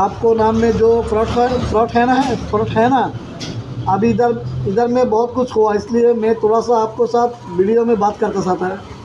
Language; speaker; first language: Hindi; non-native, fluent; Bangla